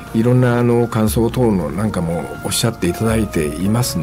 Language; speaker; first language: Japanese; native; Japanese